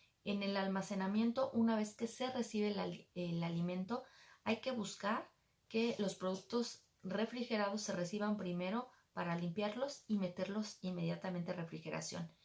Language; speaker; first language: Spanish; native; Spanish